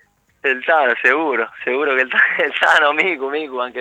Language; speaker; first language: Italian; non-native, learner; Spanish